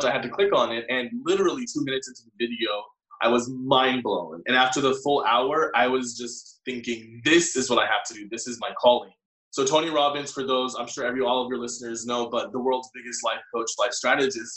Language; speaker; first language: English; native; English